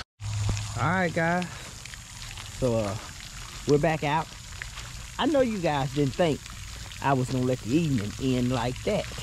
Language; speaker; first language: English; native; English